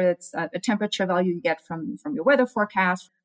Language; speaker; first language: English; non-native, fluent; German